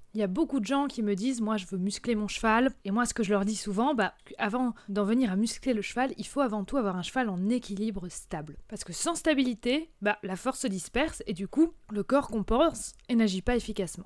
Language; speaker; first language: French; native; French